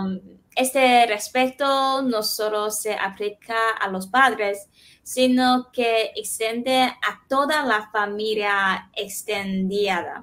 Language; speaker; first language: Spanish; non-native, fluent; Chinese